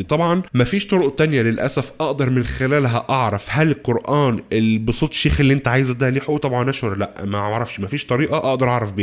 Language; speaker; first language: Arabic; native; Arabic